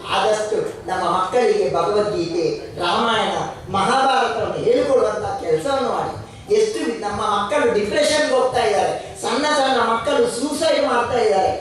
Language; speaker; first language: Kannada; native; Kannada